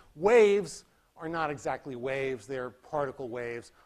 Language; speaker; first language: English; native; English